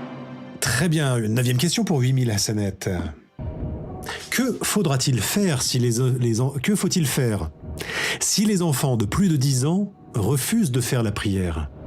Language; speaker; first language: French; native; French